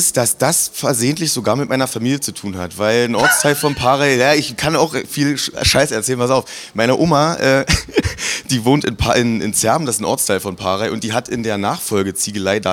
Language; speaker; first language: German; native; German